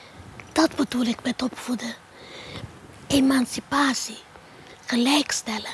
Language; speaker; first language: Dutch; non-native, local second language; Papiamento